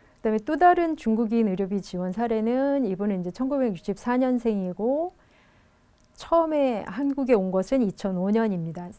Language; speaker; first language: Korean; native; Korean